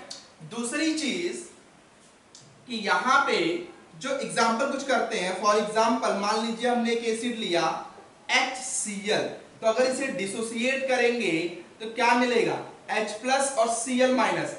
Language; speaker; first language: Hindi; native; Hindi